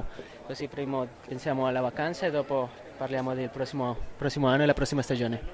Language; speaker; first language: Italian; non-native, fluent; Spanish